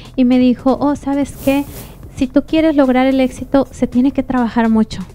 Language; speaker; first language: Spanish; native; Spanish